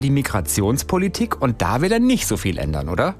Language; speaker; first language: German; native; German